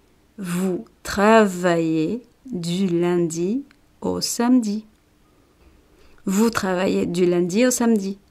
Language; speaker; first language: French; non-native, fluent; Spanish